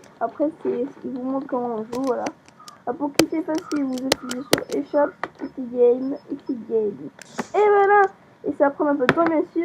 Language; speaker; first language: French; native; French